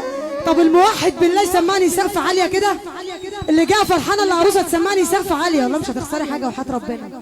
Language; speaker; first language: Arabic; native; Arabic